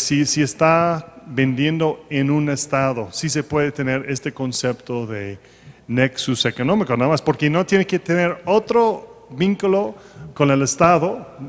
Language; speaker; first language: Spanish; non-native, fluent; English